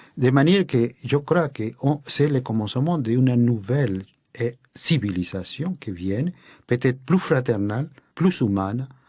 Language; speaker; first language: French; non-native, fluent; Spanish